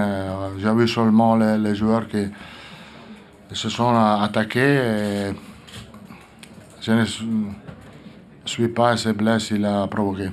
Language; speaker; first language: French; non-native, learner; Italian